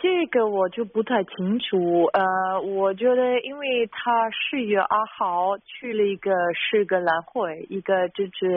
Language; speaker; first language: Chinese; non-native, fluent; German